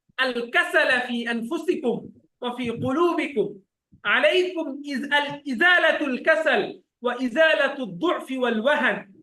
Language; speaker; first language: Arabic; non-native, fluent; Bangla